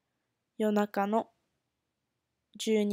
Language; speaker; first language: Japanese; non-native, fluent; English